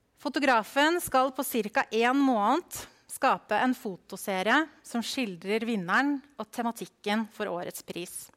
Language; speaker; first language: Norwegian; native; Norwegian